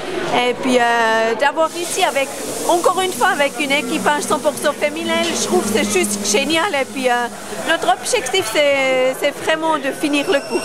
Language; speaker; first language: French; non-native, local second language; German